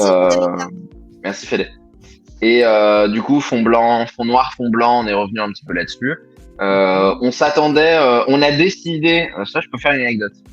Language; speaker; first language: French; native; French